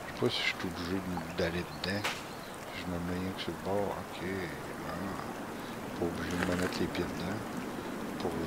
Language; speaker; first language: French; native; French